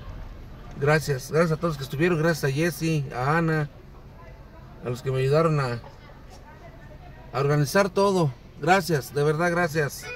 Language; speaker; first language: Spanish; native; Spanish